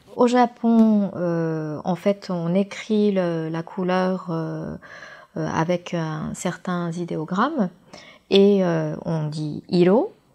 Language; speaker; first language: French; non-native, fluent; Japanese